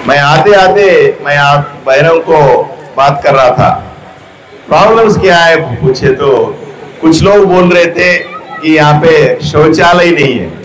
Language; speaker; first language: Hindi; non-native, local second language; Telugu